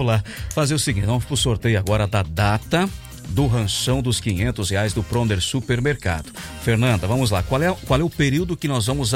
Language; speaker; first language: Portuguese; non-native, local second language; Italian